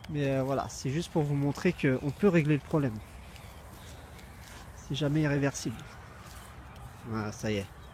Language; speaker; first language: French; native; French